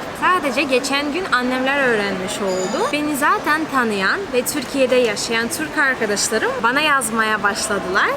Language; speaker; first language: Turkish; non-native, fluent; Russian